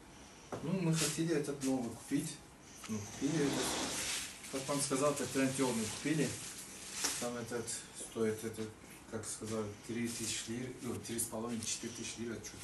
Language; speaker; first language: Russian; non-native, learner; Turkish